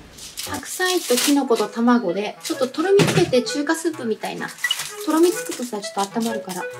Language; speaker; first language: Japanese; native; Japanese